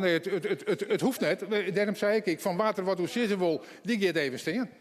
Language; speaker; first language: Dutch; non-native, local second language; Western Frisian